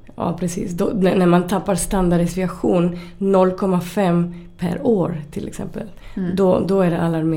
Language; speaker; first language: Swedish; non-native, fluent; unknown